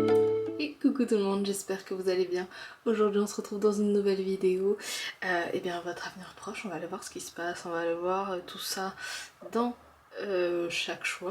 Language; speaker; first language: French; native; French